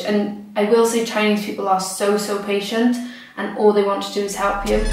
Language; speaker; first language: English; native; English